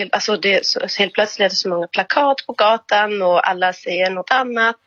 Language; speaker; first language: Swedish; non-native, fluent; German